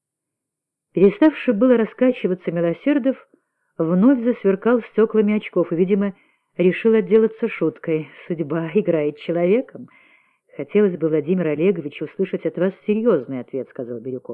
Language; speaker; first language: Russian; native; Russian